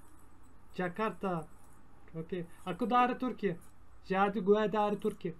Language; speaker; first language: Indonesian; non-native, learner; Turkish